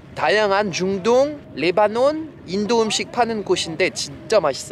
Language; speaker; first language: Korean; non-native, fluent; French